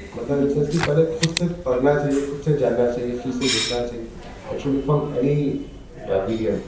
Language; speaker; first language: Hindi; native; Hindi